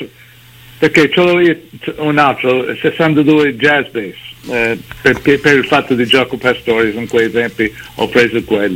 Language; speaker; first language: Italian; early bilingual, heritage; English